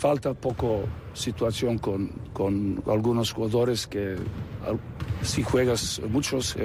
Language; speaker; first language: Spanish; non-native, fluent; Serbian